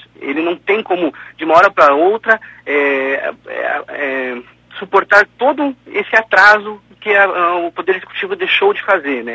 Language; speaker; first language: Portuguese; native; Portuguese